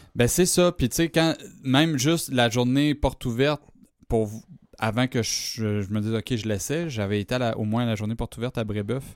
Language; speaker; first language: French; native; French